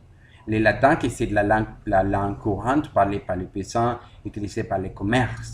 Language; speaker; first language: French; non-native, learner; Spanish